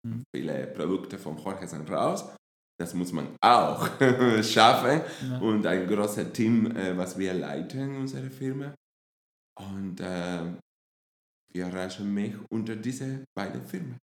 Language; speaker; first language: German; non-native, fluent; Spanish